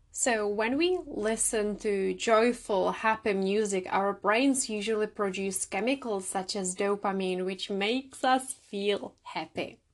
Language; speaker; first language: English; non-native, fluent; Czech